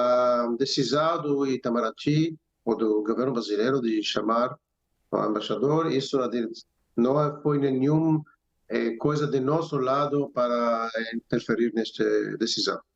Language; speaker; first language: Portuguese; non-native, fluent; Hebrew